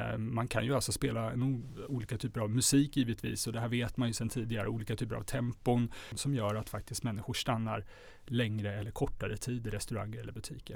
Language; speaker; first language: Swedish; native; Swedish